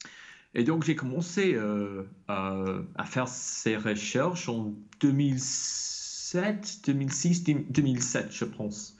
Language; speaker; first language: French; non-native, fluent; English